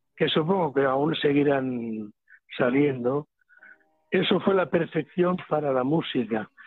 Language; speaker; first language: Spanish; native; Spanish